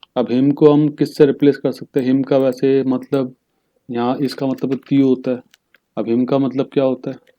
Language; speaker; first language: Hindi; native; Hindi